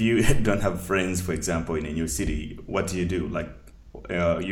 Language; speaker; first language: English; non-native, local second language; Nyanja